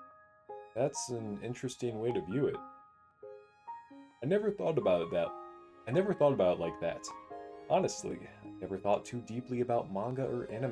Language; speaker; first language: English; native; English